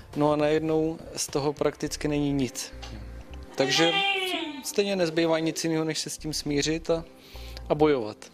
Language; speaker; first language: Czech; native; Czech